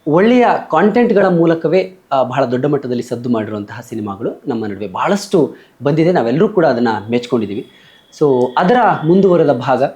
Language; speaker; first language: Kannada; native; Kannada